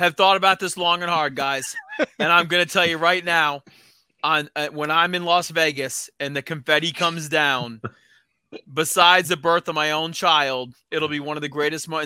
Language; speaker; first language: English; native; English